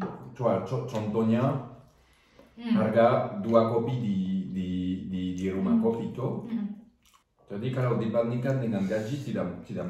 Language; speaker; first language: Indonesian; non-native, learner; French